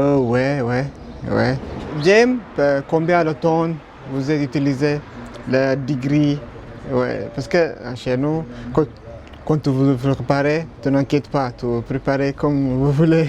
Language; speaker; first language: French; non-native, learner; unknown